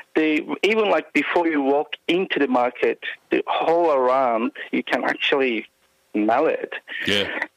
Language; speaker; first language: English; non-native, fluent; Turkish